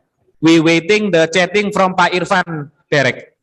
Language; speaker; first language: English; non-native, learner; Indonesian